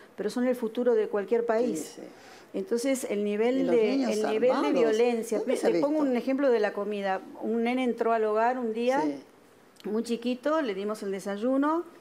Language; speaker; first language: Spanish; native; Spanish